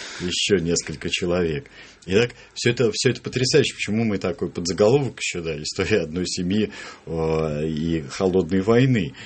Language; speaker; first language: Russian; native; Russian